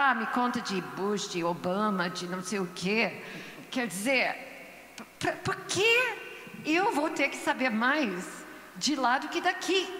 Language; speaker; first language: Portuguese; non-native, fluent; English